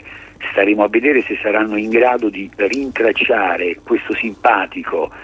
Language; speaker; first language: Italian; native; Italian